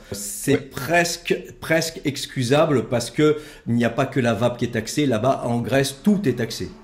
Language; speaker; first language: French; native; French